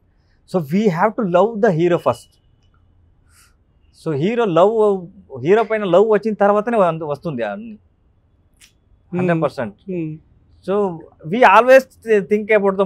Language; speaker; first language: Telugu; non-native, local second language; Kannada